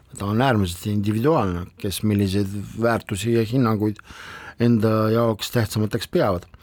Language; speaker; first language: Estonian; non-native, local second language; Russian